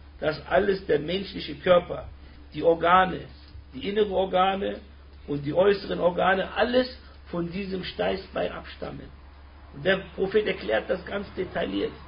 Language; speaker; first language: German; early bilingual, other home language; Turkish